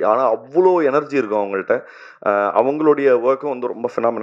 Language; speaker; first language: Tamil; native; Tamil